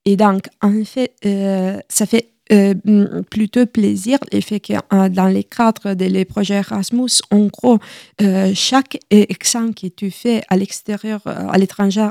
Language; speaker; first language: French; non-native, learner; Italian